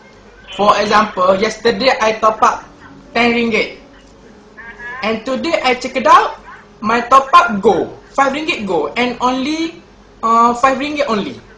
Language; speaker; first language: English; non-native, learner; Malay